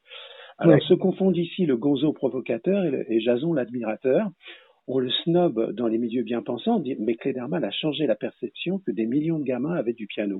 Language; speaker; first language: French; native; French